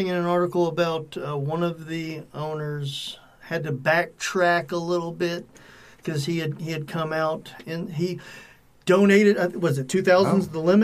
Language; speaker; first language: English; native; English